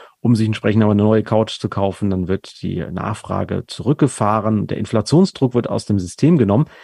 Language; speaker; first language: German; native; German